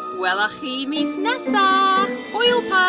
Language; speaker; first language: Welsh; non-native, learner; English